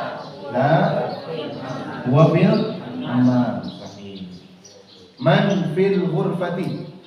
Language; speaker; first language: Arabic; non-native, fluent; Indonesian